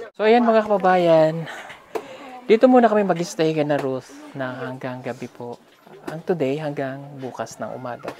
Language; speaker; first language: Filipino; native; Filipino